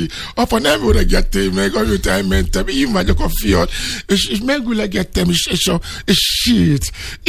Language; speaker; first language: Hungarian; non-native, fluent; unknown